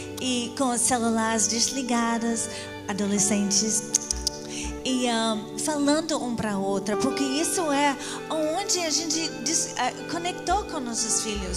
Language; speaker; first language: Portuguese; non-native, fluent; English